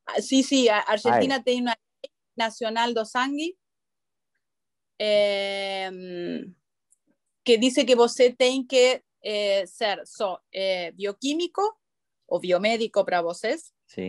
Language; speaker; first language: Portuguese; non-native, learner; Spanish